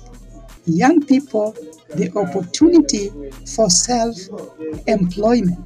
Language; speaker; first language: English; non-native, local second language; Luo (Kenya and Tanzania)